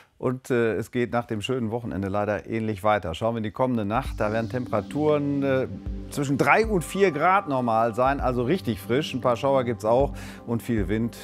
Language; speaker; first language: German; native; German